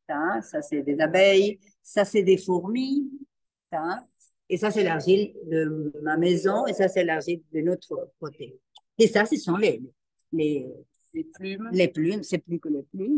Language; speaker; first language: French; non-native, learner; Spanish